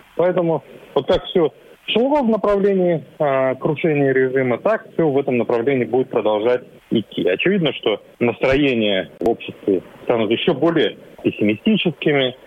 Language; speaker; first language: Russian; native; Russian